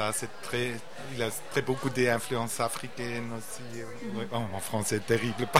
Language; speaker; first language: French; non-native, learner; Portuguese